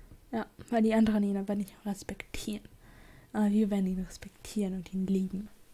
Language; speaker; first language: German; native; German